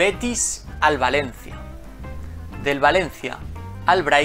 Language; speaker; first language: Spanish; native; Spanish